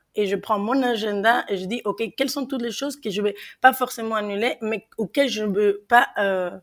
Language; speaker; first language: French; non-native, fluent; Spanish